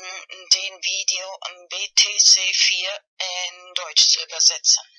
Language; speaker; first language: German; non-native, fluent; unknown